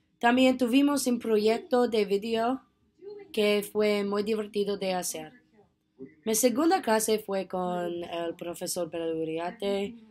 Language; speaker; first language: Spanish; non-native, learner; English